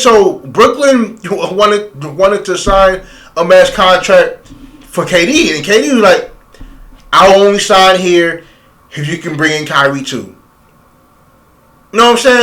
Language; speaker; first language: English; native; English